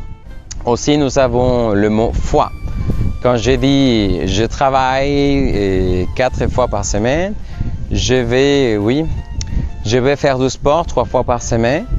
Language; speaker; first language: French; non-native, fluent; Spanish